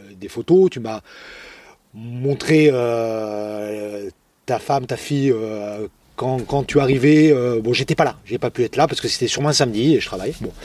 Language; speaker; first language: French; native; French